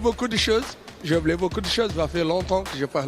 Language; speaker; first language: French; non-native, learner; Portuguese